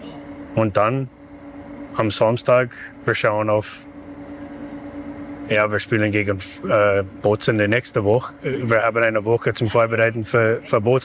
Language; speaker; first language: German; non-native, fluent; English